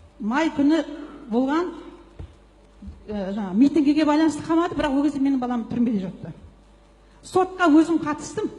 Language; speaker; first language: Kazakh; native; Kazakh